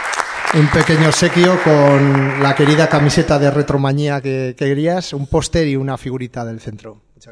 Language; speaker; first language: Spanish; native; Spanish